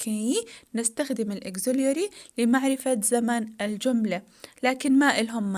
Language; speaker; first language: Arabic; native; Arabic